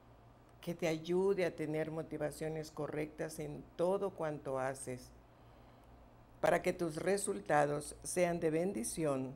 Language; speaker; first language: Spanish; native; Spanish